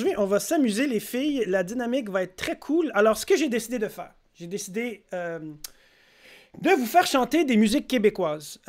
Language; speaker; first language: French; native; French